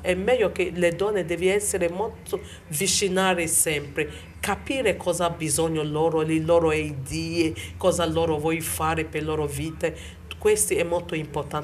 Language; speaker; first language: Italian; non-native, learner; Bini